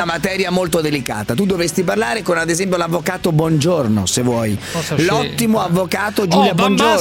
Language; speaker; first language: Italian; native; Italian